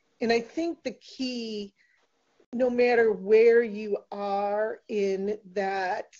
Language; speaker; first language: English; native; English